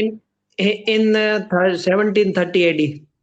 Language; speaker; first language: English; non-native, learner; Rajasthani